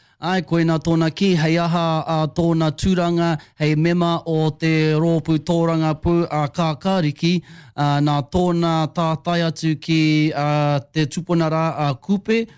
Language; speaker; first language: Māori; native; Māori